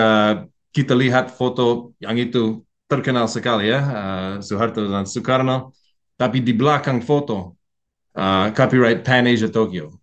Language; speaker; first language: Indonesian; non-native, learner; English